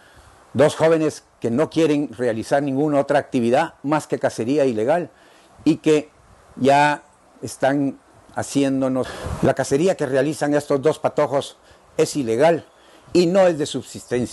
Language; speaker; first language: Spanish; native; Spanish